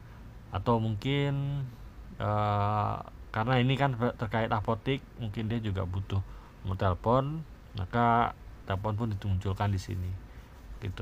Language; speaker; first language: Indonesian; native; Indonesian